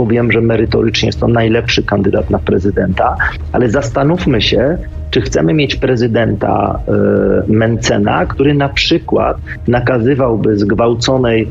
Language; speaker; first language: Polish; native; Polish